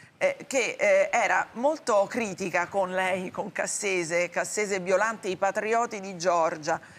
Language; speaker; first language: Italian; native; Italian